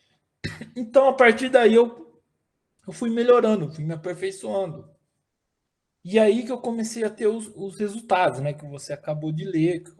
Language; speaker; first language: Portuguese; native; Portuguese